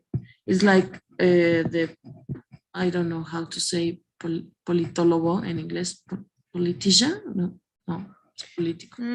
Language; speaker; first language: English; non-native, learner; Spanish